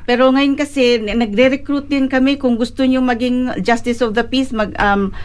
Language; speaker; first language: Filipino; native; Filipino